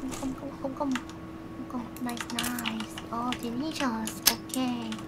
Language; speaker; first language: English; non-native, learner; Korean